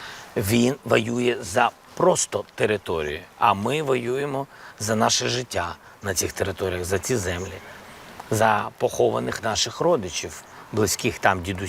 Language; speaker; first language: Ukrainian; non-native, local second language; Russian